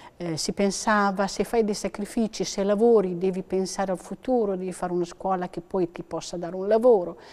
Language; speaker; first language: Italian; native; Italian